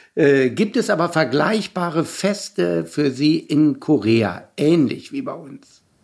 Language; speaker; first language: German; native; German